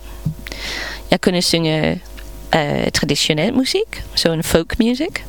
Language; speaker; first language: Danish; non-native, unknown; English